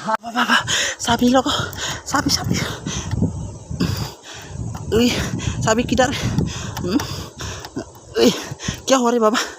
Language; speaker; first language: Hindi; non-native, local second language; Bodo